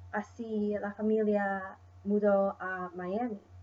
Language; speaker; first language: Spanish; non-native, learner; English